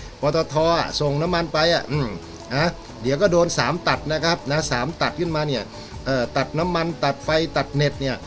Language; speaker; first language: Thai; native; Thai